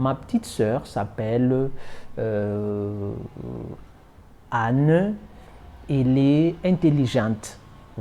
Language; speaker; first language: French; non-native, fluent; Portuguese